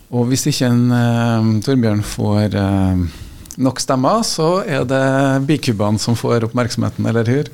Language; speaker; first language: Norwegian; native; Norwegian